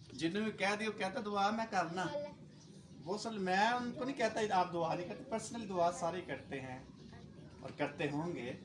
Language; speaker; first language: Urdu; non-native, local second language; Punjabi